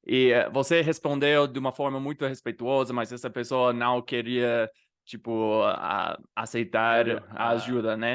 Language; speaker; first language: Portuguese; non-native, fluent; English